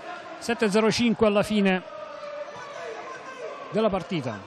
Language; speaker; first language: Italian; native; Italian